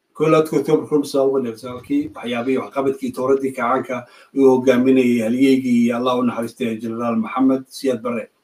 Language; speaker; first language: Somali; native; Somali